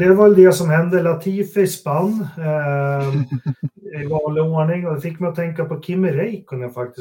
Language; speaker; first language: Swedish; native; Swedish